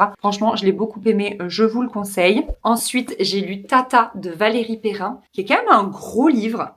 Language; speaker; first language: French; native; French